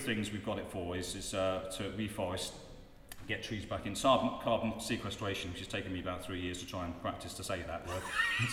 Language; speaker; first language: English; native; English